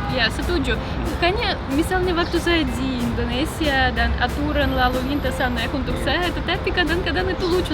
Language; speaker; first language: Indonesian; non-native, fluent; Russian